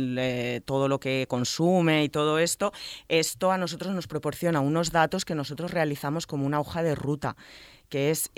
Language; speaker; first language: Spanish; native; Spanish